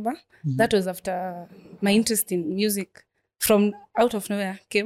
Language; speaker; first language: English; non-native, local second language; Swahili